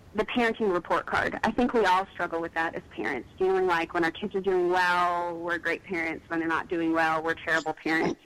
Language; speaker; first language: English; native; English